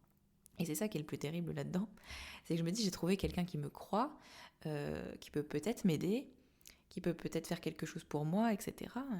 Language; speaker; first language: French; native; French